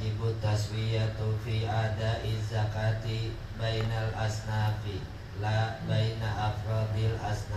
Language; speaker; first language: Arabic; non-native, learner; Indonesian